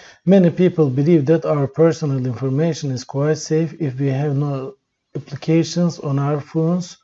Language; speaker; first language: English; non-native, fluent; Turkish